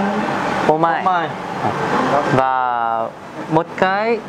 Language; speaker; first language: Vietnamese; non-native, learner; Korean